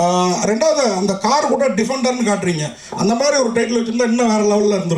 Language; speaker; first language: Tamil; native; Tamil